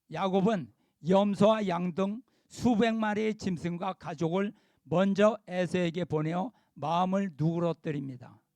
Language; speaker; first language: Korean; native; Korean